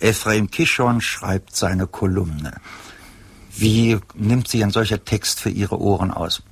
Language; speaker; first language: German; native; German